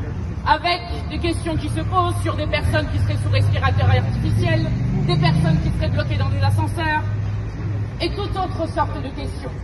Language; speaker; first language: French; native; French